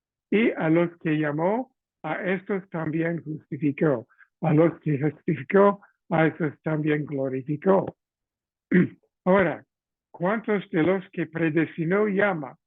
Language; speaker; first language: Spanish; non-native, fluent; English